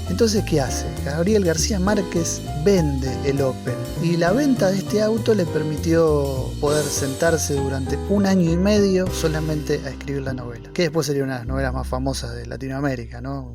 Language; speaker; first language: Spanish; native; Spanish